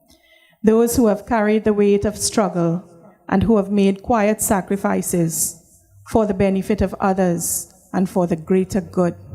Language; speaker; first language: English; native; English